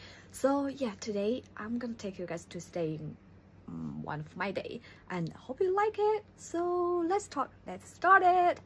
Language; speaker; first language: English; non-native, fluent; Chinese